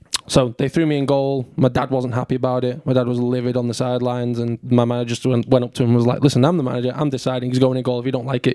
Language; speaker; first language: English; native; English